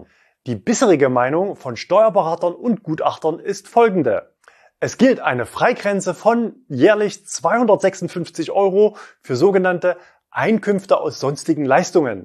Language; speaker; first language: German; native; German